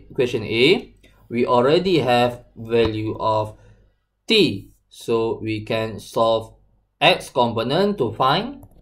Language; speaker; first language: English; non-native, local second language; Malay